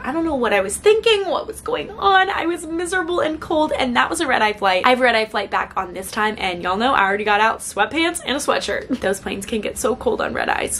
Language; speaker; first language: English; native; English